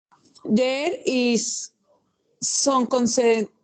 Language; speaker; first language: English; non-native, learner; Spanish